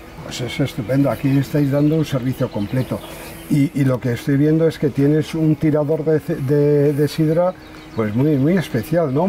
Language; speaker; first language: Spanish; native; Spanish